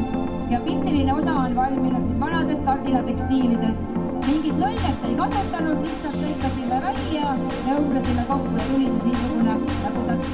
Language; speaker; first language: Estonian; native; Estonian